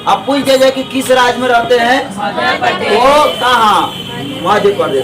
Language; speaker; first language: Hindi; native; Hindi